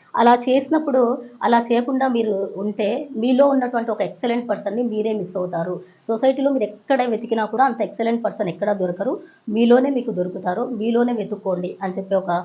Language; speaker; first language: Telugu; native; Telugu